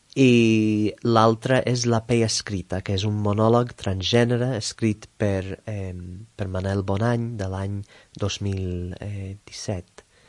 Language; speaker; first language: Catalan; non-native, fluent; English